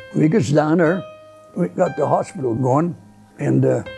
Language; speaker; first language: English; early bilingual, other home language; Italian